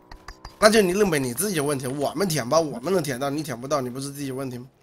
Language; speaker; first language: Chinese; native; Chinese